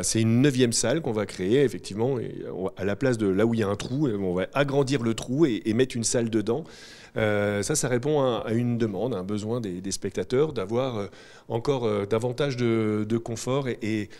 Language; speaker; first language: French; native; French